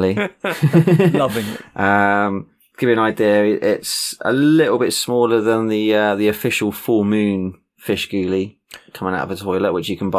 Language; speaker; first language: English; native; English